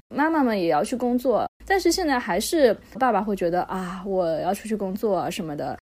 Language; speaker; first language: Chinese; native; Chinese